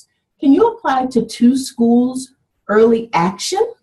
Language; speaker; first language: English; native; English